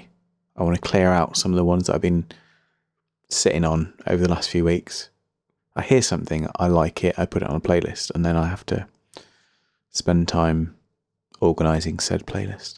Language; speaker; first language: English; native; English